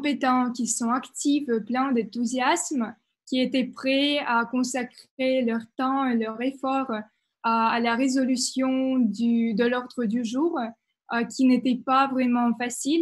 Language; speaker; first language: French; non-native, fluent; Russian